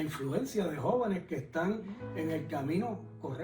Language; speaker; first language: Spanish; native; Spanish